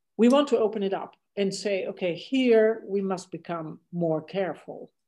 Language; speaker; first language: English; non-native, fluent; Dutch